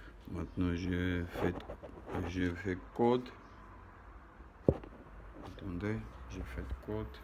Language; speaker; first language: French; non-native, learner; Armenian